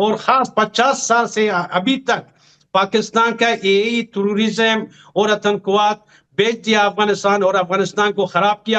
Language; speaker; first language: Hindi; non-native, fluent; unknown